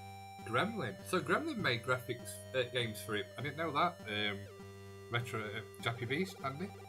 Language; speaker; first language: English; native; English